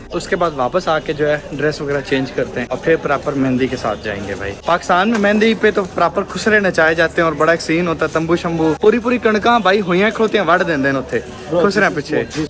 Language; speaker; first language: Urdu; non-native, local second language; Punjabi